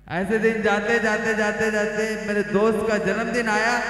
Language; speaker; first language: Hindi; non-native, local second language; Marathi